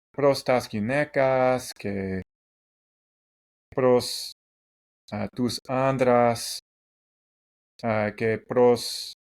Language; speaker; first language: Greek; non-native, learner; English